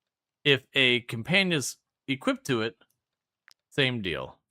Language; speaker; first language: English; native; English